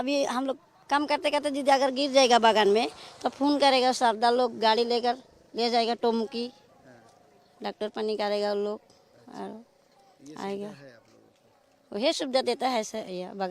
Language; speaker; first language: Hindi; non-native, local second language; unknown